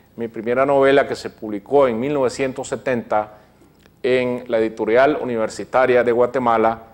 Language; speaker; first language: Spanish; native; Spanish